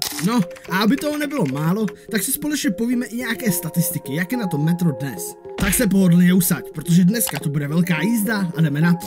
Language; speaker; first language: Czech; native; Czech